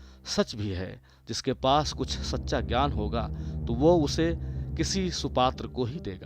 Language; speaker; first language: Hindi; native; Hindi